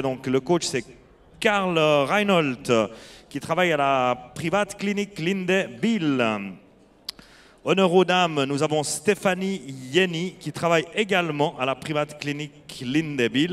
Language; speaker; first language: French; native; French